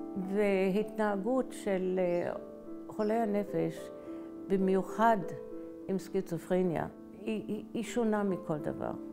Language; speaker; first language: Hebrew; early bilingual, other home language; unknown